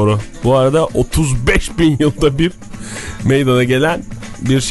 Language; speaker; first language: Turkish; native; Turkish